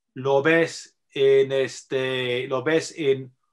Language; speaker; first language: Spanish; non-native, fluent; English